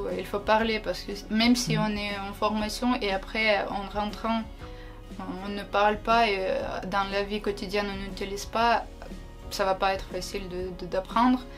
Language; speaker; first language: French; non-native, learner; Ukrainian